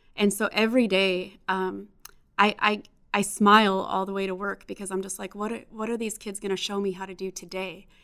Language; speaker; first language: English; native; English